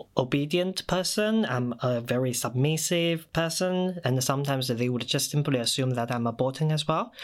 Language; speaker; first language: English; non-native, fluent; Chinese